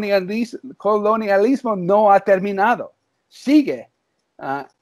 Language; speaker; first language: Spanish; early bilingual, heritage; English